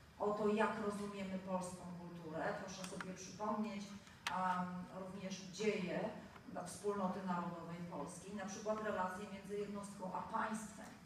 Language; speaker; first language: Polish; native; Polish